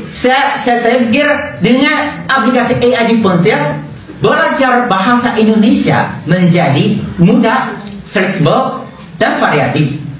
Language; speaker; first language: Indonesian; non-native, learner; Chinese